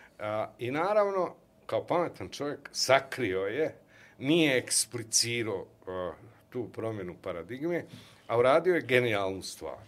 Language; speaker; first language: Bosnian; native; Bosnian